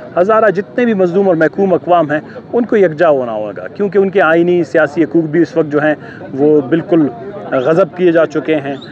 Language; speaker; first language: Urdu; non-native, local second language; Baluchi